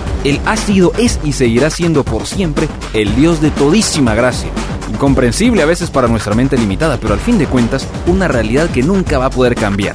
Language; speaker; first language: Spanish; native; Spanish